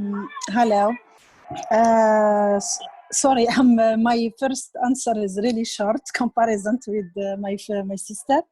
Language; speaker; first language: English; non-native, learner; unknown